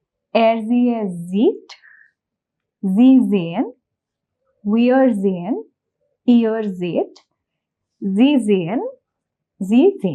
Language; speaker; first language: German; non-native, fluent; English